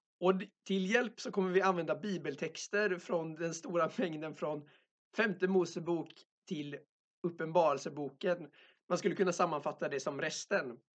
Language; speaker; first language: Swedish; native; Swedish